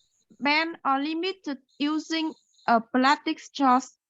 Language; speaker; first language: English; non-native, learner; Vietnamese